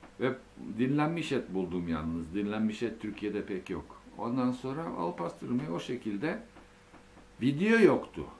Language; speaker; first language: Turkish; early bilingual, other home language; Finnish